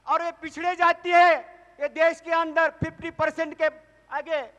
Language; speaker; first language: Hindi; non-native, local second language; Marathi